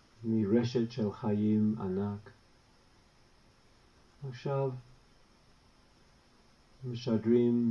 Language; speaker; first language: Hebrew; non-native, fluent; English